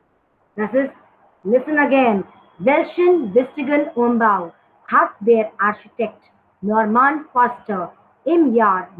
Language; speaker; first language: German; non-native, learner; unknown